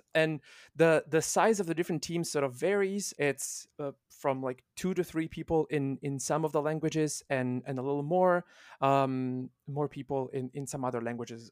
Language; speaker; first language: English; non-native, fluent; Italian